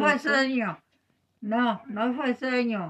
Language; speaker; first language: Spanish; native; Spanish